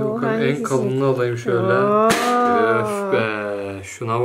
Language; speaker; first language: Turkish; native; Turkish